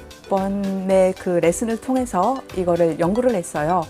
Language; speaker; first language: Korean; native; Korean